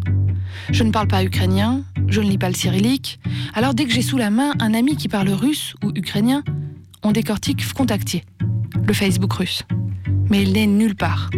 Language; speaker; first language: French; native; French